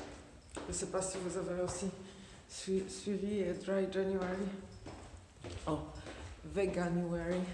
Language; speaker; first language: French; non-native, fluent; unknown